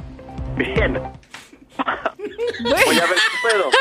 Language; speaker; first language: Spanish; native; Spanish